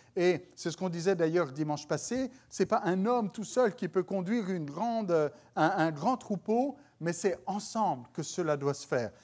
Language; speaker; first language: French; native; French